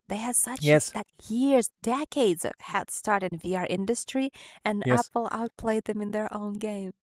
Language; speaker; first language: English; non-native, fluent; Ukrainian